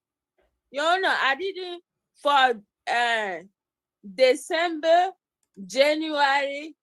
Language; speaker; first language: English; non-native, learner; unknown